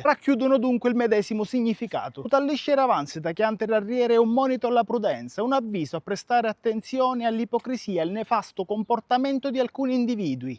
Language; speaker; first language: Italian; native; Italian